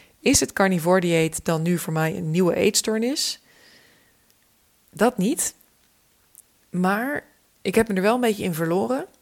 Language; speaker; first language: Dutch; native; Dutch